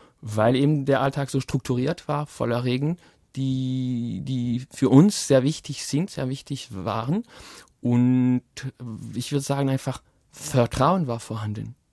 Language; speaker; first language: German; non-native, fluent; French